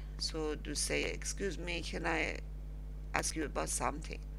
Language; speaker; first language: English; non-native, learner; Persian